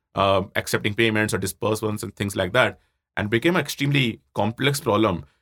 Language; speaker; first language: English; non-native, local second language; Hindi